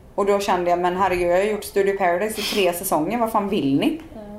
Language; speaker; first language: Swedish; native; Swedish